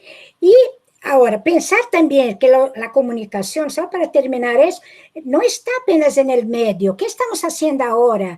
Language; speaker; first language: Spanish; non-native, fluent; Portuguese